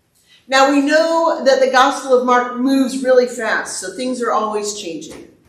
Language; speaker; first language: English; native; English